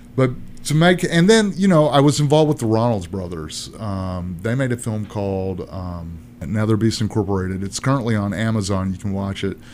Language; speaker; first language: English; native; English